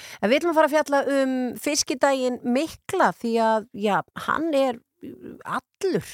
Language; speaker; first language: Icelandic; native; Icelandic